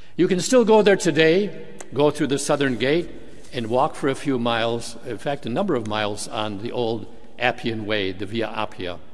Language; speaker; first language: English; native; English